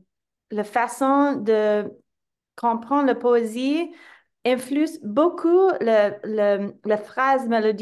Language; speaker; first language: French; non-native, fluent; English